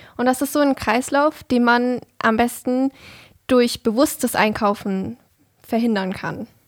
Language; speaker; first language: German; native; German